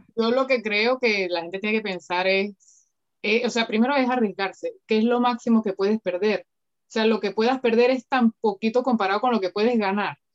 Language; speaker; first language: Spanish; native; Spanish